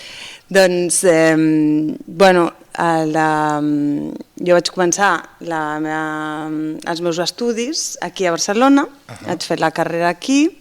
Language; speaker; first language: Catalan; non-native, fluent; Basque